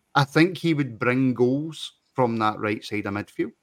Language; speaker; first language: English; native; English